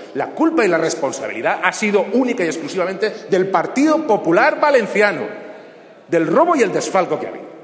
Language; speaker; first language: Spanish; non-native, local second language; Catalan